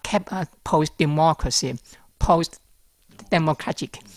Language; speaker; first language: French; non-native, learner; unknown